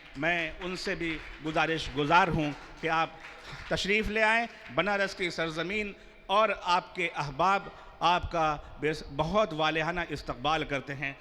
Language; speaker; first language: Urdu; native; Urdu